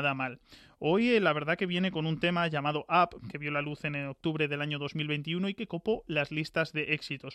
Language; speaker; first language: Spanish; native; Spanish